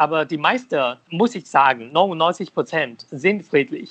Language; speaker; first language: German; non-native, fluent; Cantonese